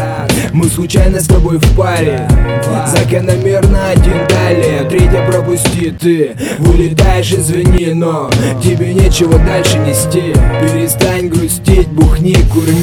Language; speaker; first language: Russian; native; Russian